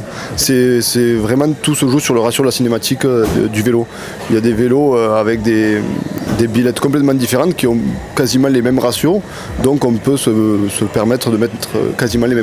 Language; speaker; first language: French; native; French